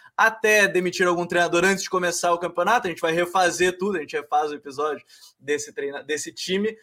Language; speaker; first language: Portuguese; native; Portuguese